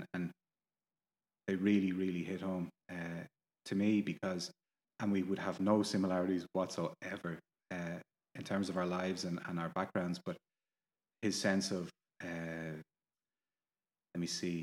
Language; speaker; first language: English; native; English